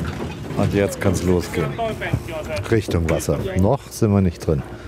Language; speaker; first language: German; native; German